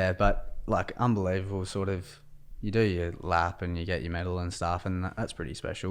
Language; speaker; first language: English; native; English